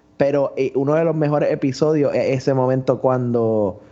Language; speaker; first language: Spanish; early bilingual, other home language; English